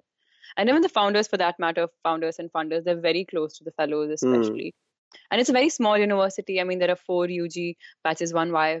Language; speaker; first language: English; non-native, local second language; Kashmiri